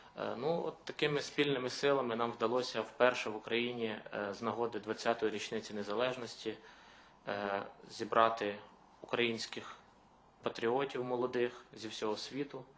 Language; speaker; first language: Ukrainian; native; Ukrainian